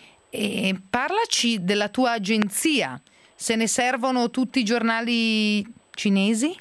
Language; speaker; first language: Italian; native; Italian